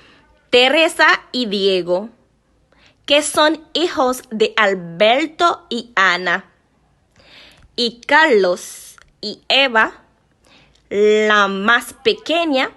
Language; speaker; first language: Spanish; non-native, learner; Haitian Creole